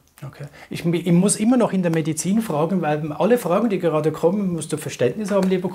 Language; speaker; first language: German; native; German